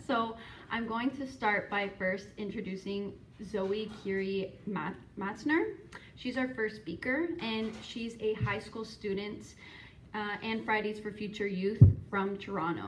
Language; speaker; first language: English; native; English